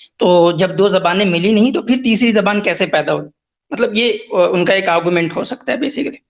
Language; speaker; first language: Urdu; native; Urdu